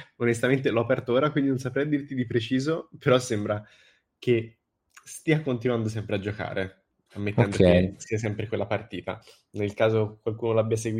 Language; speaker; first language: Italian; native; Italian